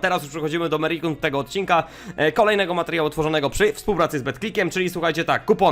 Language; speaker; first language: Polish; native; Polish